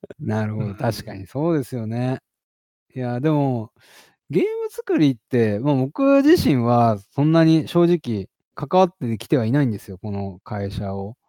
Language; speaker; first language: Japanese; native; Japanese